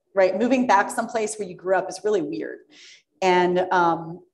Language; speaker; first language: English; native; English